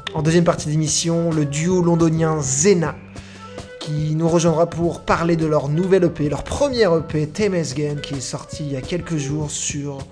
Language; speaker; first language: French; native; French